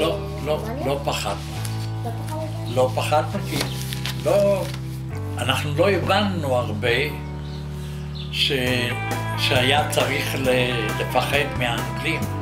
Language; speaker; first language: Hebrew; non-native, fluent; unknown